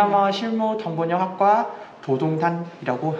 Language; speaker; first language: Korean; non-native, fluent; Vietnamese